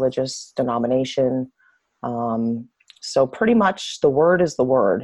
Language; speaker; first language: English; native; English